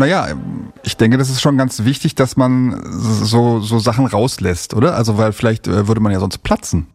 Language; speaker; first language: German; native; German